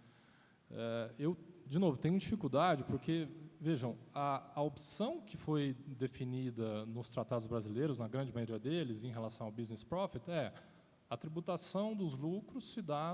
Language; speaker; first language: Portuguese; native; Portuguese